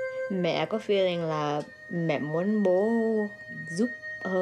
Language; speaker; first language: Vietnamese; early bilingual, heritage; Vietnamese